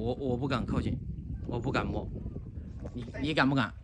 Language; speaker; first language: Chinese; native; Chinese